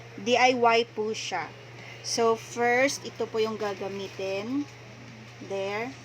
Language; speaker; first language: Filipino; non-native, local second language; Hiligaynon